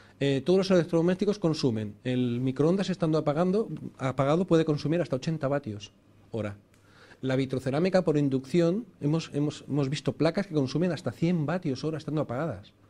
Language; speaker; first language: Spanish; native; Spanish